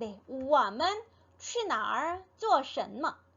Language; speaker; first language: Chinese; non-native, fluent; Korean